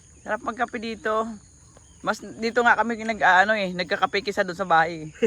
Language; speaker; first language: Filipino; native; Filipino